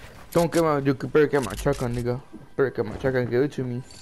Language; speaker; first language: English; early bilingual, other home language; Spanish